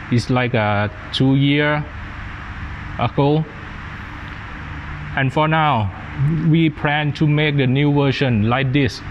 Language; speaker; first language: English; non-native, learner; Thai